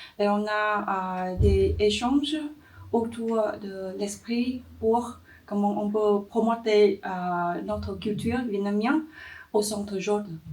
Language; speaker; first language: French; non-native, learner; Vietnamese